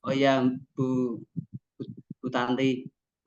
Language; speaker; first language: Indonesian; native; Indonesian